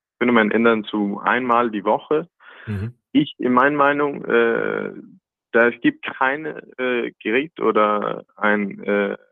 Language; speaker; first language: German; non-native, learner; Danish